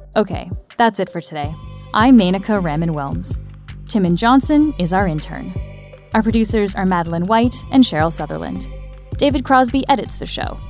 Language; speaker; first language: English; native; English